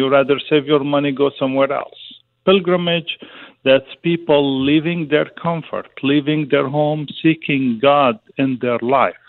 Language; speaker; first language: English; non-native, fluent; Arabic